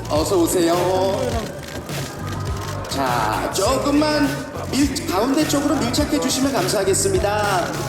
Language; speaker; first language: Korean; native; Korean